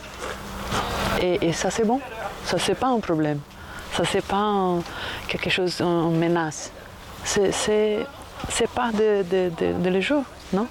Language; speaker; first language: French; non-native, fluent; Portuguese